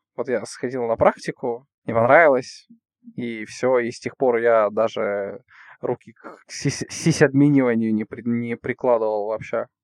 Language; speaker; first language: Russian; native; Russian